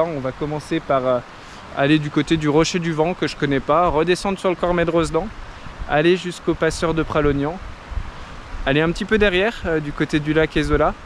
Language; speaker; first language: French; native; French